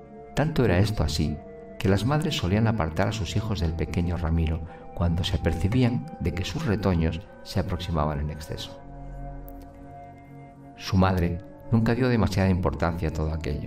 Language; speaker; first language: Spanish; native; Spanish